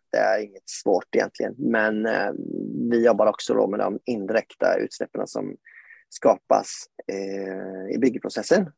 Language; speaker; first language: Swedish; native; Swedish